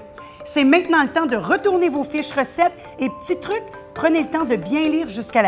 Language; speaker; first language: French; native; French